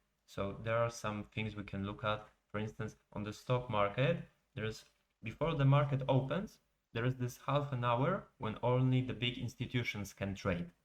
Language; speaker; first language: English; non-native, fluent; Polish